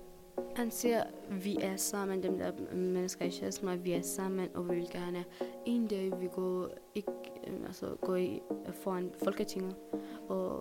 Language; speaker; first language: Danish; non-native, learner; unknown